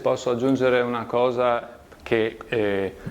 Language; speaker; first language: Italian; native; Italian